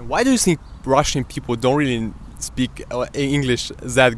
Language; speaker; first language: English; non-native, fluent; Russian